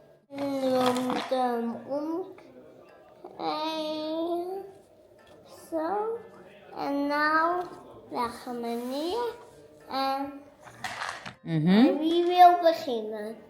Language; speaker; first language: Dutch; early bilingual, other home language; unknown